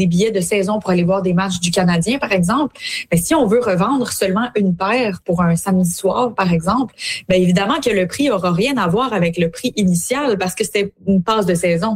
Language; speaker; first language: French; native; French